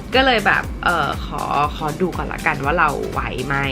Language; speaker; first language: Thai; early bilingual, heritage; English